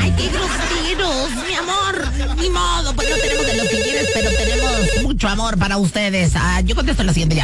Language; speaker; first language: Spanish; native; Spanish